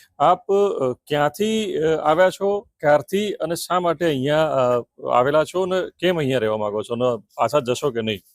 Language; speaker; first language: Gujarati; native; Gujarati